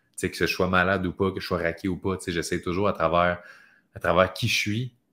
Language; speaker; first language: French; native; French